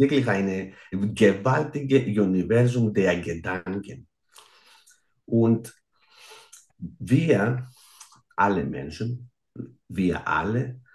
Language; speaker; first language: German; non-native, fluent; Greek